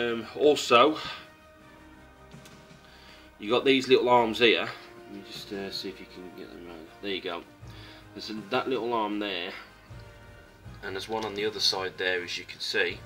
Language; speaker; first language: English; native; English